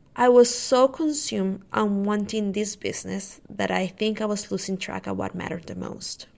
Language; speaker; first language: English; non-native, fluent; Spanish